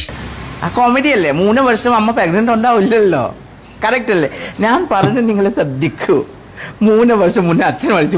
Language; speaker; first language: Malayalam; non-native, learner; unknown